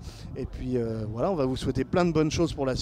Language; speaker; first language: French; native; French